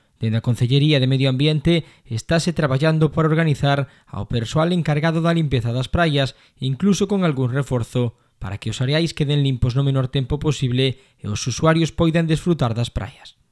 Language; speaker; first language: Galician; native; Galician